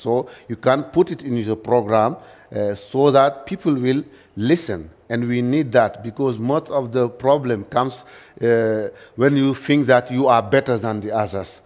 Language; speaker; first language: English; non-native, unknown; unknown